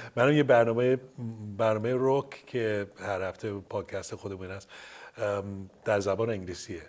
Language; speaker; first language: Persian; early bilingual, heritage; Persian